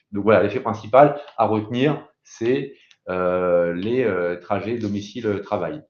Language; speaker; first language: French; native; French